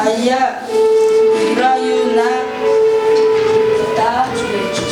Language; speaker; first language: Russian; non-native, learner; Mongolian